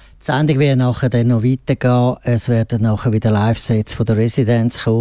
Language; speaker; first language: German; native; German